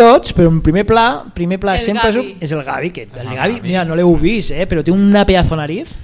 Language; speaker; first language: Catalan; native; Catalan